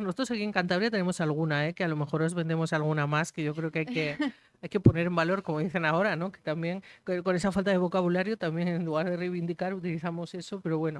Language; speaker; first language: Spanish; native; Spanish